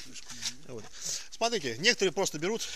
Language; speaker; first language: Russian; native; Russian